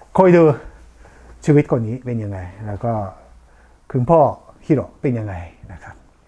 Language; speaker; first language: Thai; native; Thai